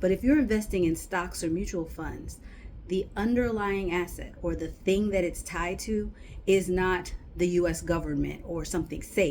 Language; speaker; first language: English; native; English